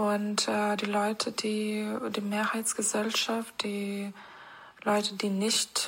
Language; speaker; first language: German; non-native, fluent; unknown